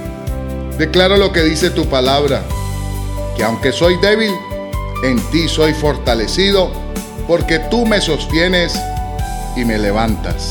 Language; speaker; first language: Spanish; native; Spanish